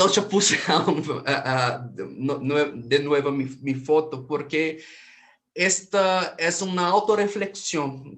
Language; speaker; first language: Spanish; non-native, fluent; Portuguese